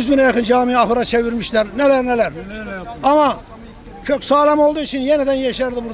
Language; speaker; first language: Turkish; native; Turkish